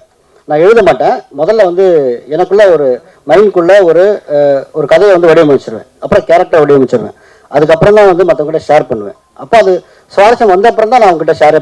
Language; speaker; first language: Tamil; native; Tamil